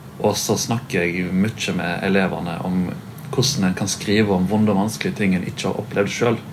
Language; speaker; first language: Norwegian; native; Norwegian